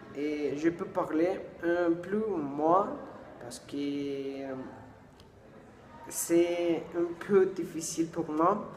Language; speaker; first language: French; non-native, learner; Spanish